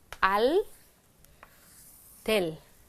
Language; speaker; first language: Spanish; non-native, fluent; Korean